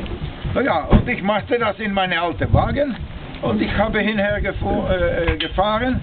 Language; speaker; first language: German; non-native, learner; Finnish